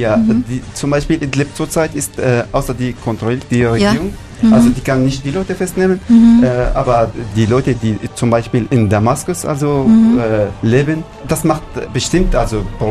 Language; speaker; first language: German; non-native, learner; Arabic